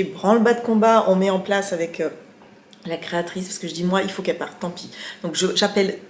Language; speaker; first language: French; native; French